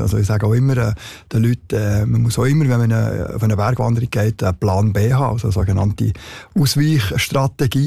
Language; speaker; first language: German; native; German